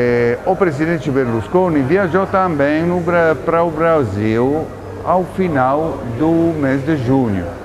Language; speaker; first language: Portuguese; non-native, fluent; Italian